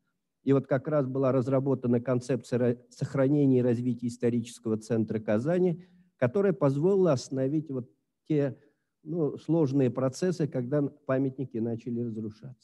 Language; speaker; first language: Russian; native; Russian